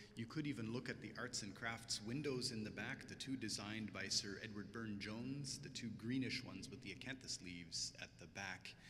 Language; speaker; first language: English; native; English